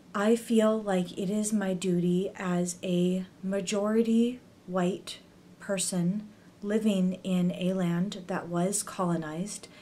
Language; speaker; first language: English; native; English